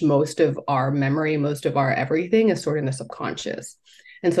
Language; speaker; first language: English; non-native, local second language; Cantonese